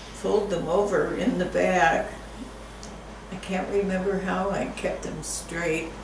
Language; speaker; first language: English; native; English